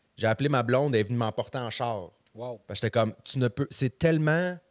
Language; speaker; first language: French; native; French